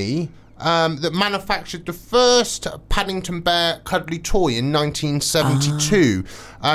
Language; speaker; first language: English; native; English